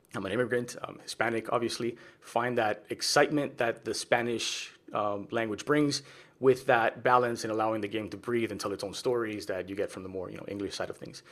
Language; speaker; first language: English; early bilingual, other home language; Spanish